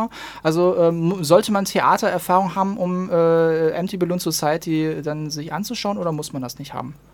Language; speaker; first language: German; native; German